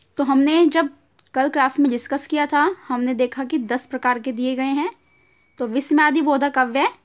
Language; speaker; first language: Hindi; native; Hindi